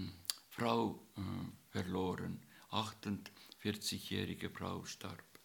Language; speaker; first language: German; non-native, learner; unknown